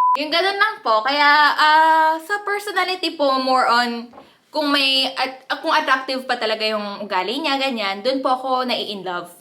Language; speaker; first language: Filipino; early bilingual, other home language; Korean